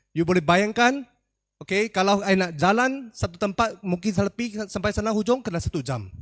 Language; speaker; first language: Malay; non-native, local second language; Chinese